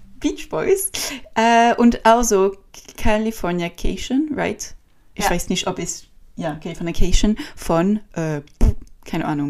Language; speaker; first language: German; non-native, learner; French